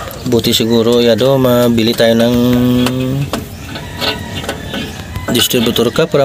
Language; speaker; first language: Filipino; non-native, local second language; Cebuano